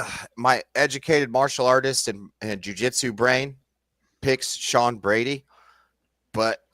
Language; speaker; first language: English; native; English